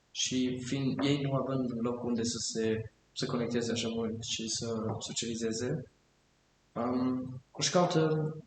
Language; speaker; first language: Romanian; early bilingual, heritage; German